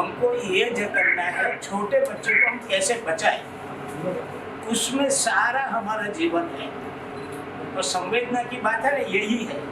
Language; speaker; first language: Hindi; non-native, local second language; Gujarati